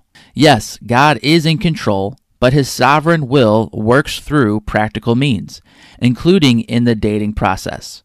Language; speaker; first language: English; native; English